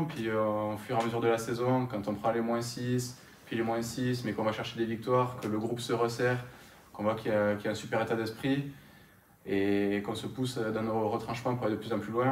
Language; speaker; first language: French; native; French